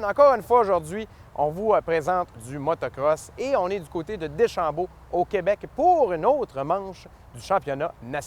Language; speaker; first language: French; native; French